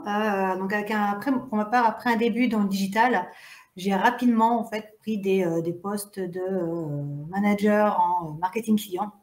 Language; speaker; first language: French; native; French